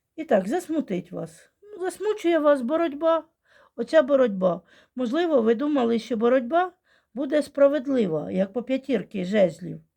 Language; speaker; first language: Ukrainian; non-native, local second language; Russian